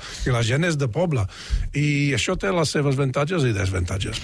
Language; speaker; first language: Catalan; non-native, fluent; English